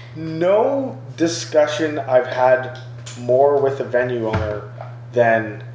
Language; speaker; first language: English; native; English